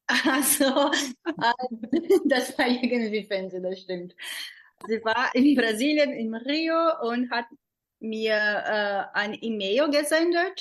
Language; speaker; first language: German; non-native, fluent; Portuguese